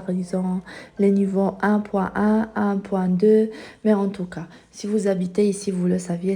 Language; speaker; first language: French; non-native, fluent; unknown